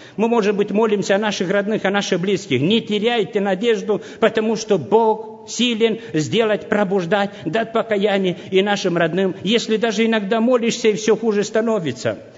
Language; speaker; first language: Russian; non-native, local second language; Romanian